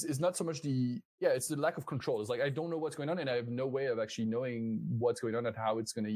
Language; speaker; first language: English; non-native, fluent; French